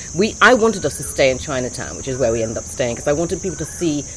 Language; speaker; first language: English; non-native, fluent; Thai